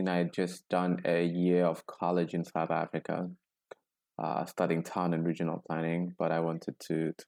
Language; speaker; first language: English; non-native, local second language; Zulu